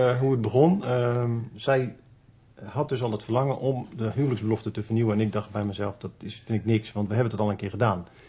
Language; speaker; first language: Dutch; native; Dutch